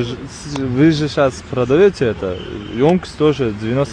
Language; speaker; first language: Russian; non-native, fluent; Uzbek